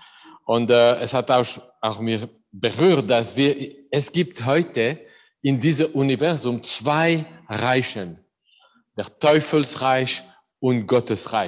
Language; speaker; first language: German; non-native, learner; English